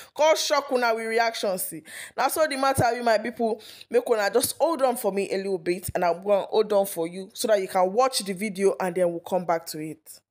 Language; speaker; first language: Nigerian Pidgin; native; Nigerian Pidgin